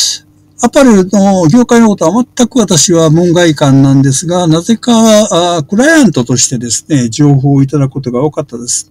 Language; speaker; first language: Japanese; native; Japanese